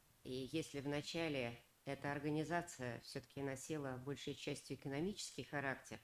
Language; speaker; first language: Russian; native; Russian